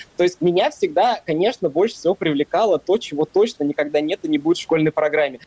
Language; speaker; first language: Russian; native; Russian